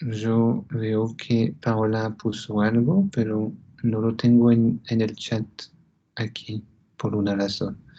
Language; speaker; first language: Spanish; non-native, fluent; French